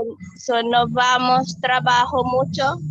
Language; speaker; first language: Spanish; non-native, learner; English